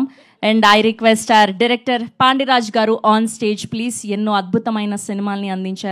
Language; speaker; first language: Telugu; native; Telugu